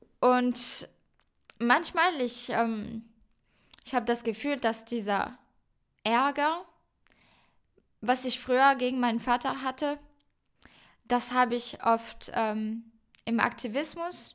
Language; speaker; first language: German; non-native, fluent; French